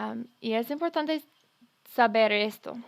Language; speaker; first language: Spanish; non-native, fluent; English